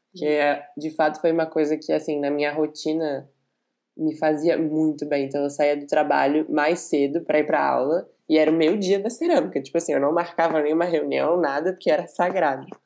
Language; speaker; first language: Portuguese; native; Portuguese